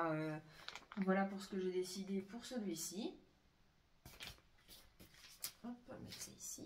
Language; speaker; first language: French; native; French